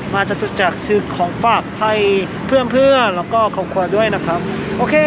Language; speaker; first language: Thai; non-native, fluent; Korean